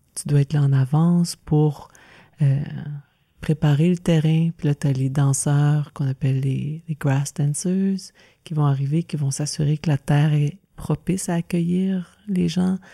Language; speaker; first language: French; native; French